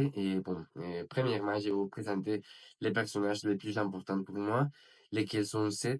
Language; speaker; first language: French; non-native, learner; Spanish